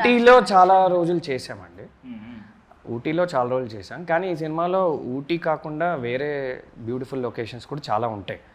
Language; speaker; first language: Telugu; native; Telugu